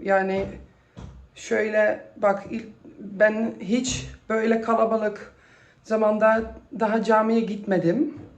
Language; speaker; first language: Turkish; early bilingual, heritage; Turkish